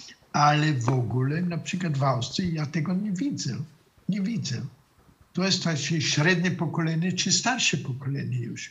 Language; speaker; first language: Polish; non-native, fluent; German